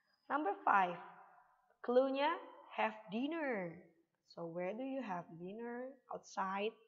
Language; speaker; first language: English; non-native, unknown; Indonesian